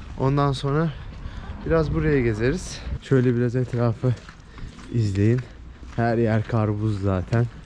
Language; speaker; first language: Turkish; native; Turkish